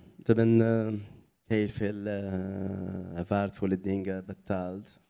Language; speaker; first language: Dutch; non-native, learner; Arabic